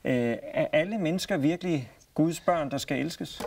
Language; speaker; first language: Danish; native; Danish